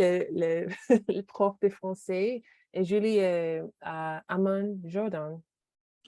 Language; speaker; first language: French; non-native, learner; English